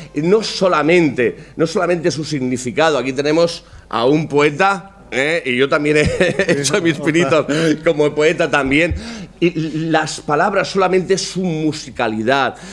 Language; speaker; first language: Spanish; native; Spanish